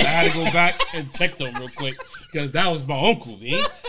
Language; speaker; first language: English; early bilingual, other home language; Spanish